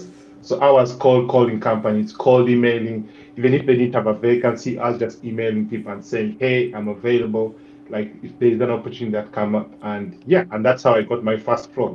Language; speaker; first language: English; non-native, local second language; Ganda